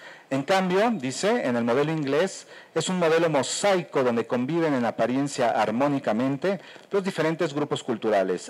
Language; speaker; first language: Spanish; native; Spanish